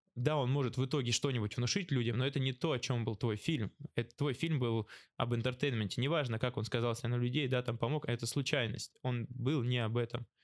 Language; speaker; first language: Russian; native; Russian